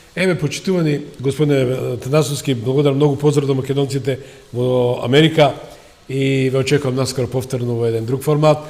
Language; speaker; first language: Macedonian; native; Macedonian